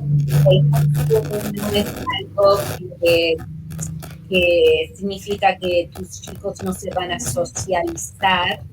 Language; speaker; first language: Spanish; early bilingual, heritage; Spanish